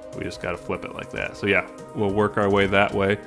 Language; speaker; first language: English; native; English